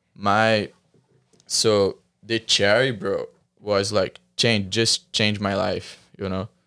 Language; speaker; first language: English; non-native, learner; Portuguese